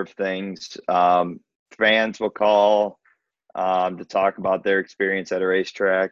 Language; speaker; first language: English; native; English